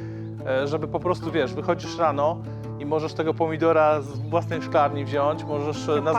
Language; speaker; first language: Polish; native; Polish